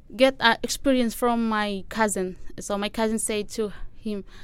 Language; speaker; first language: English; non-native, learner; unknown